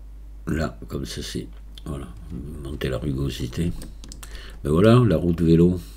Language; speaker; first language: French; native; French